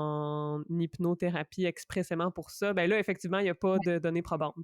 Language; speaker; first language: French; native; French